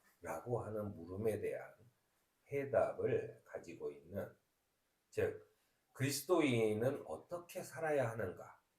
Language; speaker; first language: Korean; native; Korean